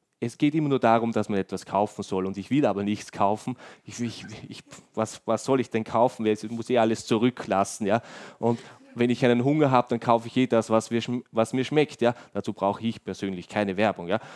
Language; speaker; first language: German; native; German